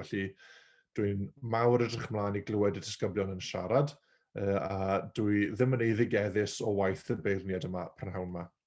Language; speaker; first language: Welsh; native; Welsh